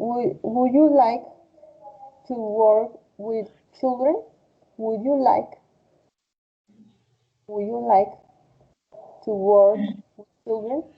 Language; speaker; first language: English; non-native, fluent; Spanish